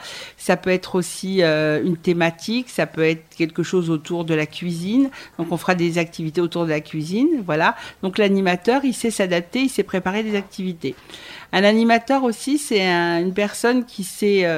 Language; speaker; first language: French; native; French